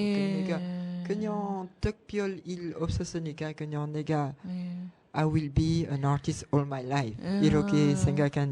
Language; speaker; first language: Korean; non-native, learner; French